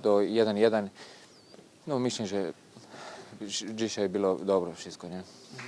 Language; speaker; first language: Polish; non-native, learner; Serbian